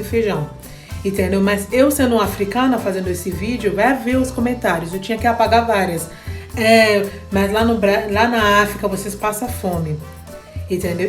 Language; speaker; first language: Portuguese; non-native, fluent; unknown